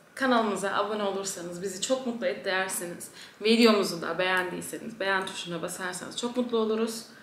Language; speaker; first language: Turkish; early bilingual, heritage; Turkish